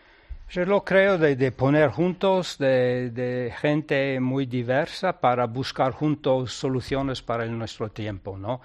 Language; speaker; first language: Spanish; non-native, fluent; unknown